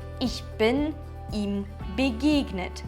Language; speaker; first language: German; non-native, fluent; Ukrainian